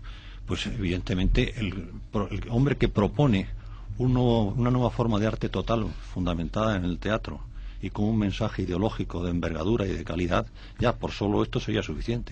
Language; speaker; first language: Spanish; native; Spanish